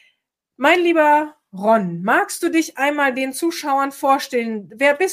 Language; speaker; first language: German; native; German